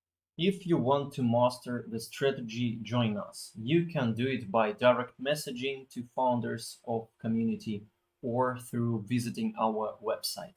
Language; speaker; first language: English; non-native, fluent; Russian